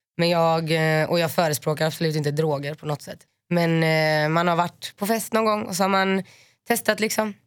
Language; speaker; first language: Swedish; native; Swedish